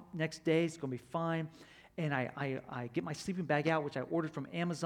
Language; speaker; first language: English; native; English